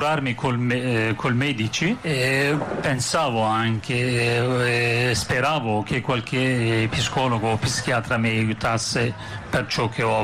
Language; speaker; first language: Italian; non-native, fluent; Turkish